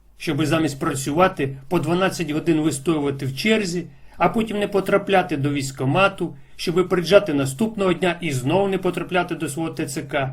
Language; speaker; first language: Ukrainian; non-native, local second language; Russian